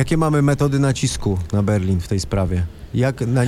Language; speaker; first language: Polish; native; Polish